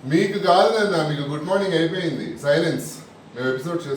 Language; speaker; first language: Telugu; native; Telugu